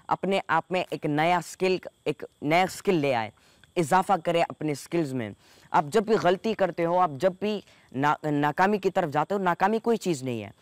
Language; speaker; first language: Urdu; native; Urdu